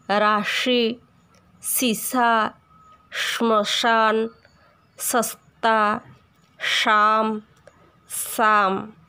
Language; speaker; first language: Hindi; non-native, local second language; Odia